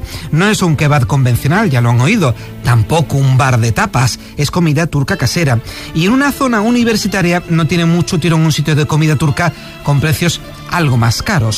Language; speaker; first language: Spanish; native; Spanish